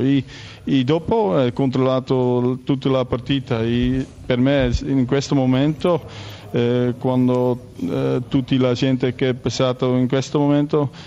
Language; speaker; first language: Italian; non-native, learner; Dutch